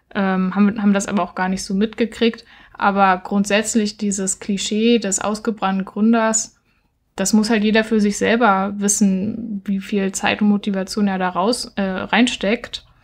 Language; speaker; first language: German; native; German